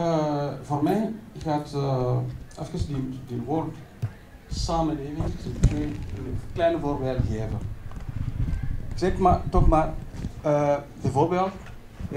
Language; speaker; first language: Dutch; non-native, learner; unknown